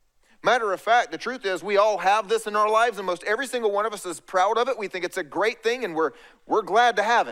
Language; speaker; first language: English; native; English